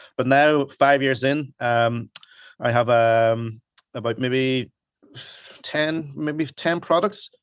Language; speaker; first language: English; early bilingual, other home language; Cantonese